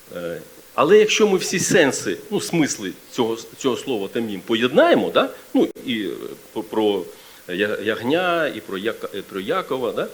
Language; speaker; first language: Ukrainian; non-native, local second language; Russian